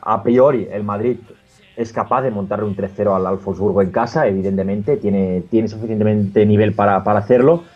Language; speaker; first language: Spanish; native; Spanish